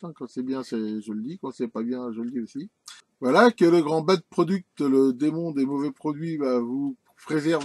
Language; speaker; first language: French; native; French